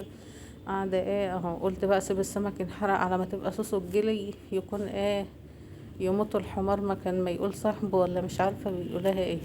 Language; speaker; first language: Arabic; native; Arabic